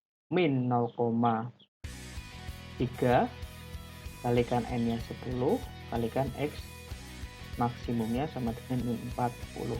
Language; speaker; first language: Indonesian; native; Indonesian